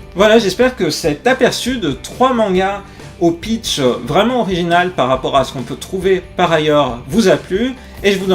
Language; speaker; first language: French; native; French